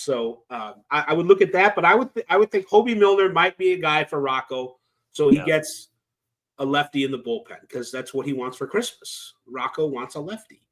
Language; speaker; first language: English; native; English